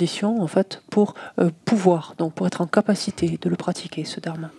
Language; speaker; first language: French; native; French